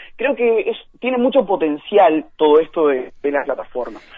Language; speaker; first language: Spanish; native; Spanish